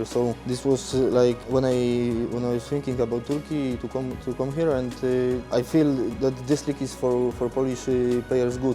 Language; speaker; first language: English; non-native, fluent; Polish